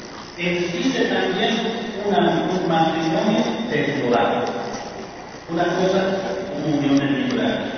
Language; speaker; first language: Spanish; non-native, fluent; Persian